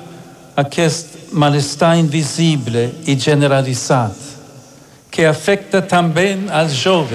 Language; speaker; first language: Catalan; non-native, learner; English